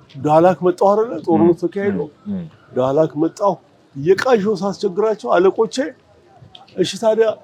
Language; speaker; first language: Amharic; native; Amharic